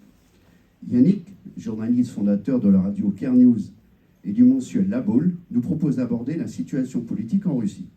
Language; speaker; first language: French; native; French